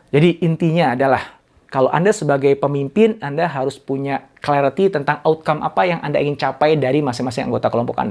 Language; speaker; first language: Indonesian; native; Indonesian